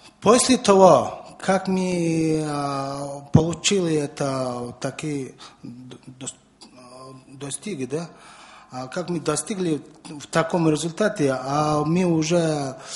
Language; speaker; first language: Russian; non-native, learner; Mongolian